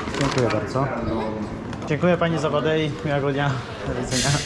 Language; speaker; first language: Polish; non-native, learner; Ukrainian